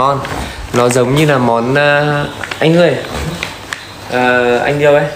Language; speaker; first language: Vietnamese; native; Vietnamese